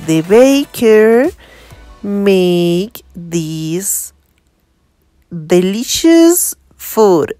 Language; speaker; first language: English; non-native, learner; Spanish